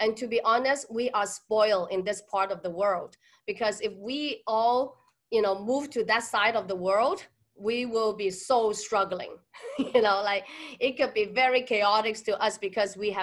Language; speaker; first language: English; non-native, local second language; Cantonese